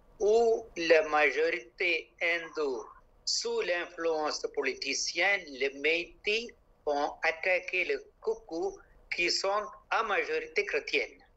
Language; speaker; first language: French; non-native, local second language; Malayalam